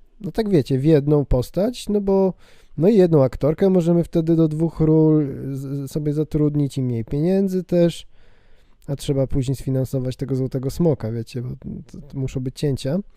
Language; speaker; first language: Polish; native; Polish